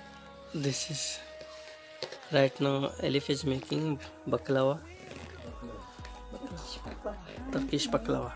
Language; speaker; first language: English; non-native, local second language; Hindi